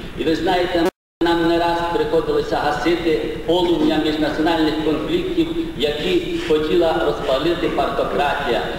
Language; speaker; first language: Ukrainian; native; Ukrainian